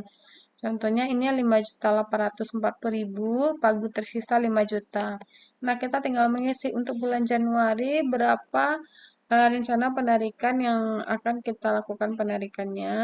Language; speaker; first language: Indonesian; native; Indonesian